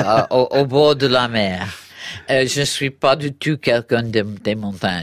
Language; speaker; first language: French; non-native, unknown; English